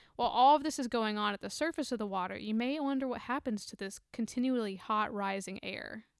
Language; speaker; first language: English; native; English